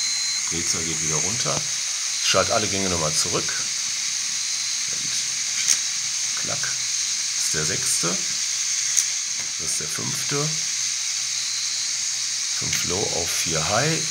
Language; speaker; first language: German; native; German